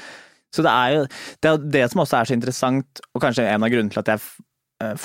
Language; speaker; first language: Norwegian; native; Norwegian